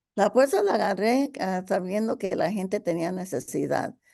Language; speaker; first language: Spanish; early bilingual, heritage; Spanish